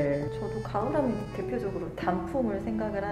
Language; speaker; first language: Korean; native; Korean